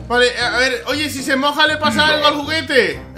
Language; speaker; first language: Spanish; native; Spanish